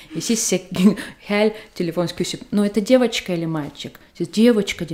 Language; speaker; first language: Estonian; non-native, learner; Russian